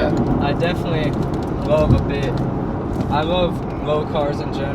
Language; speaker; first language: English; native; English